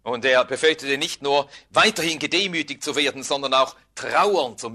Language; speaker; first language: German; native; German